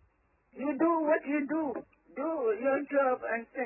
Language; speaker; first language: English; early bilingual, other home language; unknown